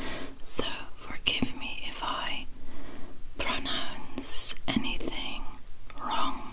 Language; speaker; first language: English; non-native, fluent; Dutch